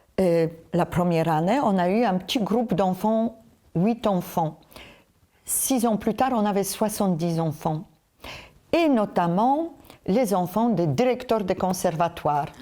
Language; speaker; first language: French; non-native, fluent; Polish